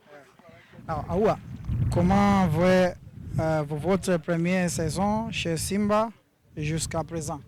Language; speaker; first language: French; non-native, learner; Swahili